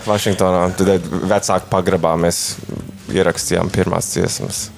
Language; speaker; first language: Latvian; early bilingual, heritage; Latvian